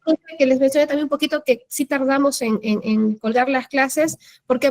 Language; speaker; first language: Spanish; native; Spanish